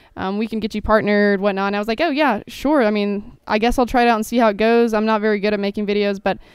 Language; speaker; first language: English; native; English